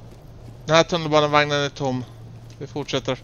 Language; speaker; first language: Swedish; native; Swedish